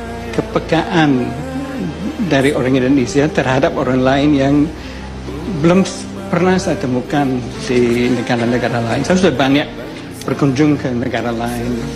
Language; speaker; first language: Indonesian; non-native, fluent; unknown